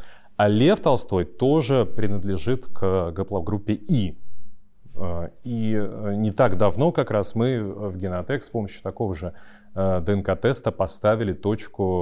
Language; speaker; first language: Russian; native; Russian